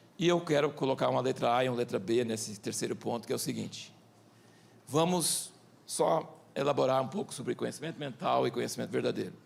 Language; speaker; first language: Portuguese; early bilingual, other home language; English